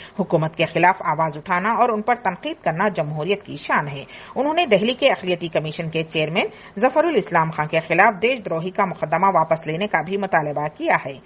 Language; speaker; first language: Urdu; native; Urdu